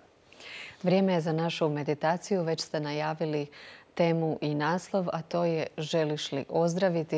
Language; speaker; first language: Croatian; native; Croatian